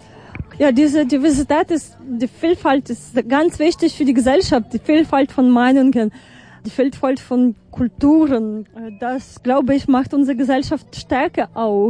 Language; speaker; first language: German; non-native, fluent; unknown